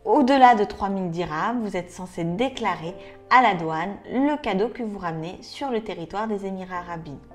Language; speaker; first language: French; native; French